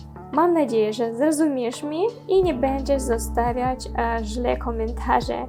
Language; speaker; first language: Polish; non-native, learner; Russian